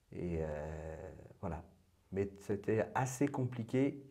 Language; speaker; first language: French; non-native, fluent; Persian